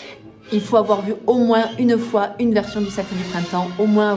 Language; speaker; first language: French; native; French